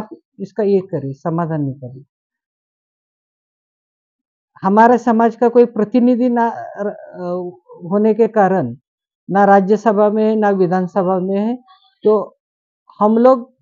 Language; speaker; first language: Hindi; non-native, local second language; Marathi